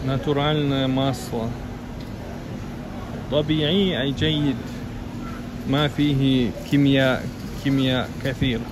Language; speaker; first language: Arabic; non-native, fluent; Russian